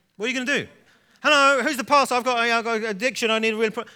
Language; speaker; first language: English; native; English